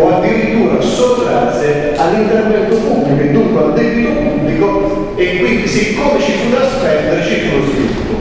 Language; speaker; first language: Italian; native; Italian